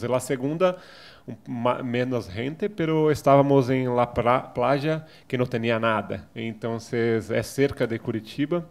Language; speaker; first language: Spanish; non-native, fluent; Portuguese